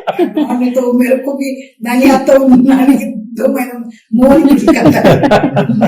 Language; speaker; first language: Hindi; non-native, local second language; Marathi